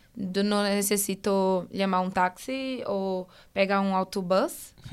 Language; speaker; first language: Spanish; non-native, learner; Portuguese